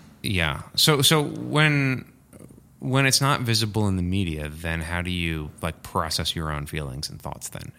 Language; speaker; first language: English; native; English